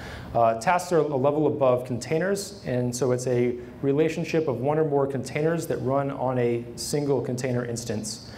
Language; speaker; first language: English; native; English